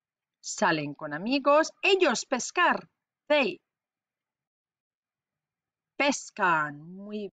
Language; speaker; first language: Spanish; non-native, fluent; English